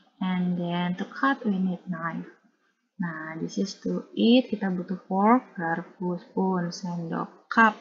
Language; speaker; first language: English; non-native, fluent; Indonesian